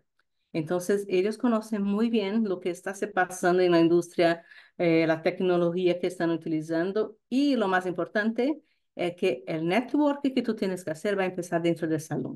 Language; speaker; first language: Spanish; non-native, fluent; Portuguese